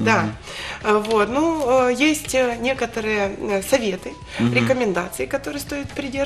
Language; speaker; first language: Russian; native; Russian